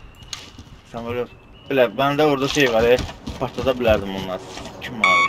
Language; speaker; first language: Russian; non-native, learner; Azerbaijani